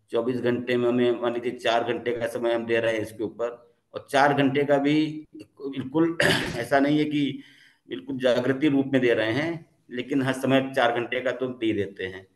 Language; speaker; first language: Hindi; native; Hindi